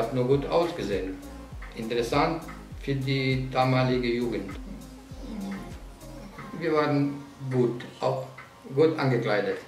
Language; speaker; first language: German; non-native, fluent; Slovenian